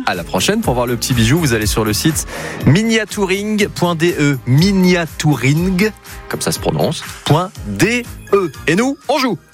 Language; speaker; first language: French; native; French